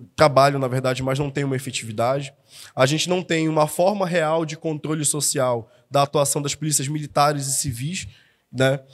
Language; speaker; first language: Portuguese; native; Portuguese